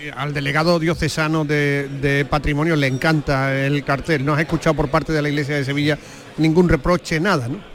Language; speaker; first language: Spanish; native; Spanish